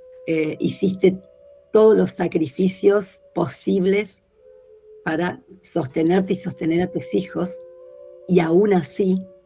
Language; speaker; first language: Spanish; native; Spanish